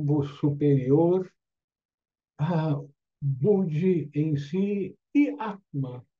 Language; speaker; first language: Portuguese; native; Portuguese